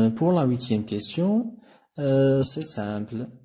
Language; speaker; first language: French; non-native, local second language; Arabic